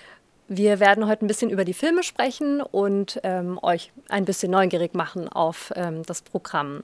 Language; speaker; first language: German; native; German